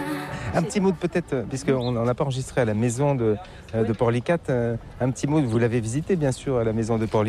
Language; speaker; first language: French; native; French